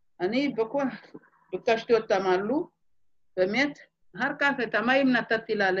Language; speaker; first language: Hebrew; non-native, fluent; Amharic